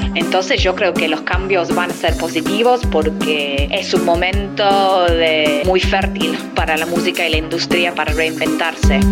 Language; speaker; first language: Spanish; non-native, fluent; English